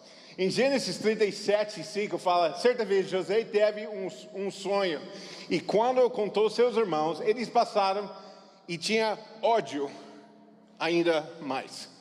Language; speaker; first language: Portuguese; non-native, fluent; English